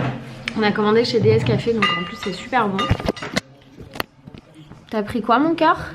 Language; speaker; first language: French; native; French